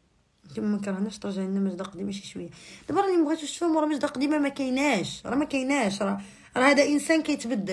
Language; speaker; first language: Arabic; native; Arabic